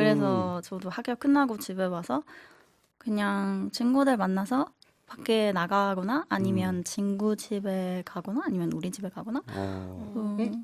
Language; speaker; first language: Korean; non-native, fluent; German